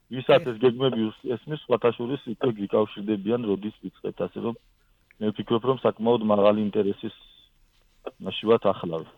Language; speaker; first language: Georgian; native; Georgian